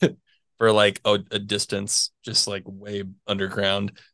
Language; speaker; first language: English; native; English